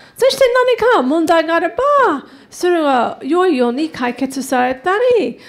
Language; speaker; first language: Japanese; non-native, fluent; English